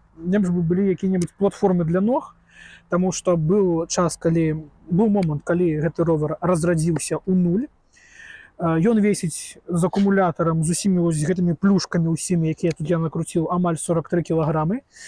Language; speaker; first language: Belarusian; non-native, local second language; Russian